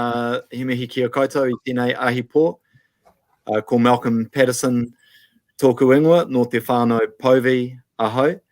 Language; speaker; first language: Māori; non-native, local second language; English